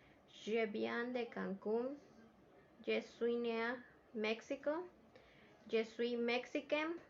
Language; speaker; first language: French; non-native, learner; Spanish